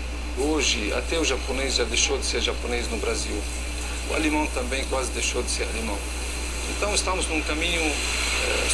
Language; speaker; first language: Portuguese; non-native, fluent; Arabic